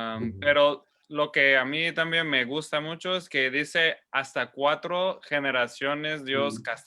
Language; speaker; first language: Spanish; non-native, fluent; English